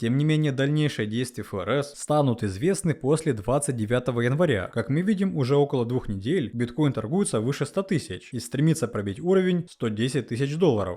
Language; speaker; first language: Russian; native; Russian